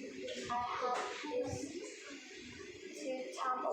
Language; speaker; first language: English; non-native, learner; Vietnamese